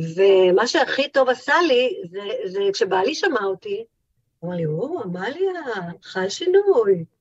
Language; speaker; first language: Hebrew; native; Hebrew